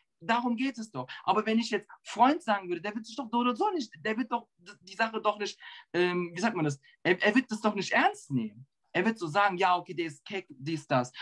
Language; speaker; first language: German; early bilingual, other home language; Turkish